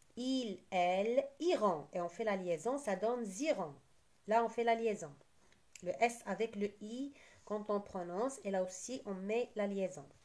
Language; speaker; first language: French; non-native, local second language; Arabic